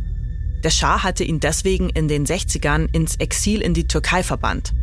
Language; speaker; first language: German; native; German